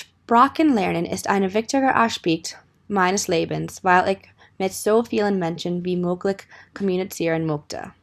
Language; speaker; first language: German; non-native, learner; English